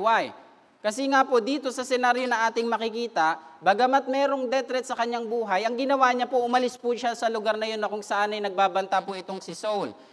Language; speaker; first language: Filipino; native; Filipino